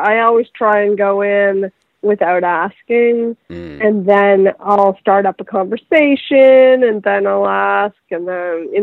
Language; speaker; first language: English; native; English